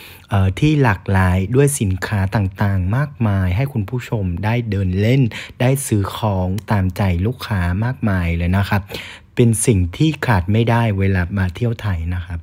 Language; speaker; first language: Thai; non-native, fluent; Vietnamese